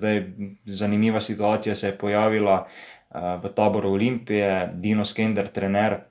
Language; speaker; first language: Slovenian; native; Slovenian